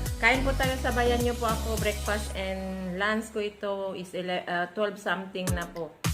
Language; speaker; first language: Filipino; non-native, local second language; Iloko